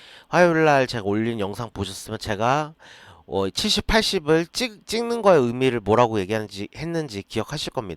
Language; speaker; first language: Korean; native; Korean